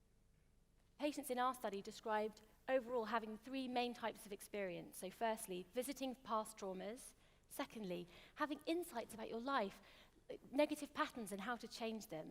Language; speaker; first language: English; native; English